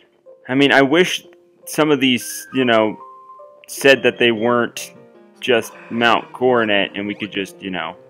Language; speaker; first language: English; native; English